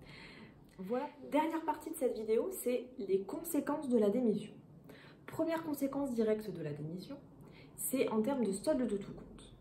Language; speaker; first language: French; native; French